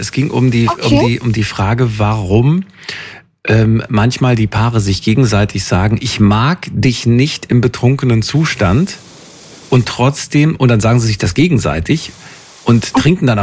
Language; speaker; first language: German; native; German